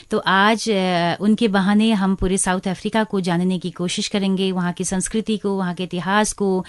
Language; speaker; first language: Hindi; native; Hindi